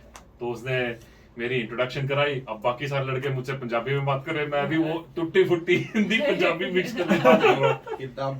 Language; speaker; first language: Hindi; native; Hindi